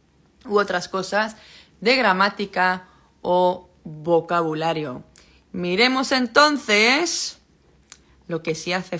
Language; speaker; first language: Spanish; non-native, fluent; Dutch